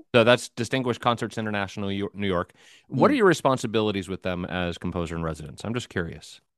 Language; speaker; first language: English; native; English